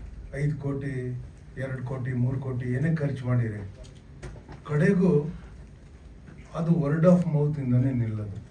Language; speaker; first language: Kannada; native; Kannada